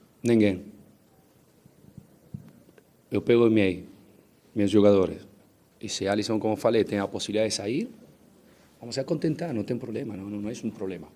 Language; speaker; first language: Portuguese; non-native, fluent; Spanish